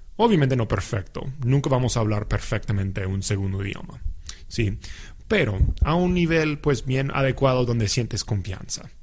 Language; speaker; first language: Spanish; non-native, fluent; English